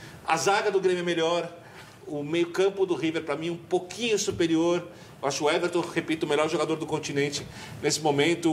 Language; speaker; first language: Portuguese; native; Portuguese